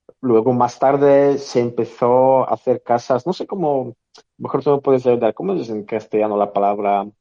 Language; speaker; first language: Spanish; non-native, fluent; Polish